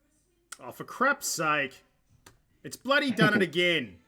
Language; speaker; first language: English; native; English